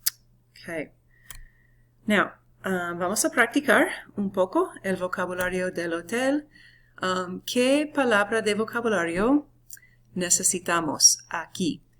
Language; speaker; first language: Spanish; non-native, fluent; English